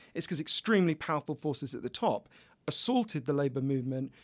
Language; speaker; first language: English; native; English